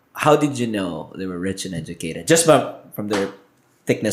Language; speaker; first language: English; non-native, local second language; Filipino